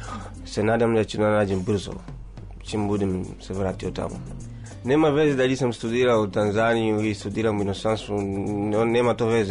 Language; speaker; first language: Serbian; non-native, learner; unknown